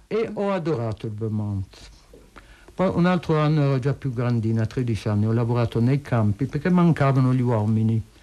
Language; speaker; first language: Italian; early bilingual, heritage; Italian